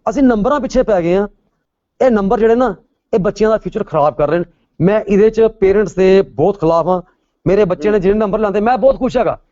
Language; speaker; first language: Punjabi; non-native, local second language; Pahari-Potwari